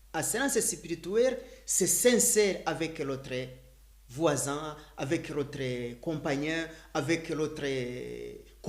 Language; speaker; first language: French; non-native, learner; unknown